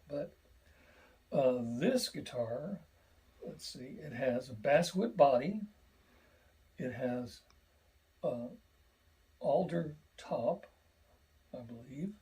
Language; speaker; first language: English; native; English